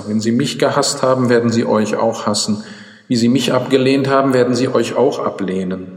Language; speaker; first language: German; native; German